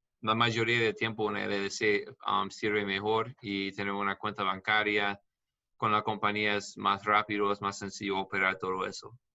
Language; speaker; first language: Spanish; non-native, learner; English